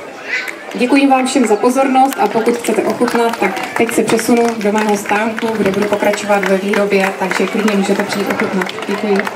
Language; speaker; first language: Czech; native; Czech